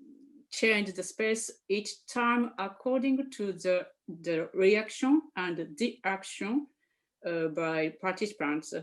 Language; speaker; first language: English; non-native, fluent; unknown